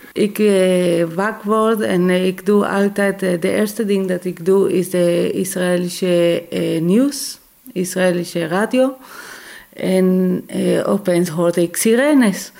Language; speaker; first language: Dutch; non-native, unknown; Hebrew